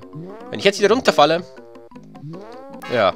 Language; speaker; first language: German; native; German